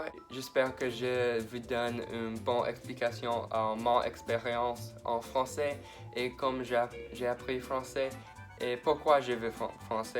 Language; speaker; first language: French; non-native, learner; English